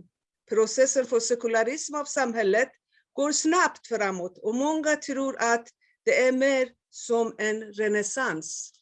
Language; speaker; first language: Swedish; non-native, fluent; Persian